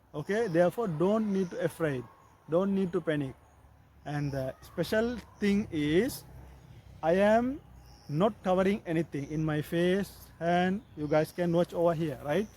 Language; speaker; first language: English; non-native, local second language; Tamil